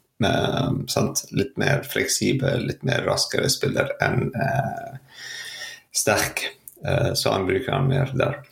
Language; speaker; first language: Norwegian; non-native, fluent; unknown